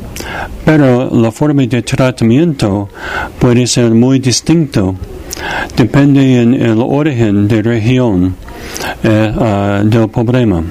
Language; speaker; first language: Spanish; non-native, fluent; English